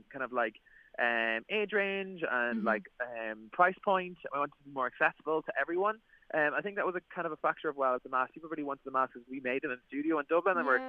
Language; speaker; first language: English; native; English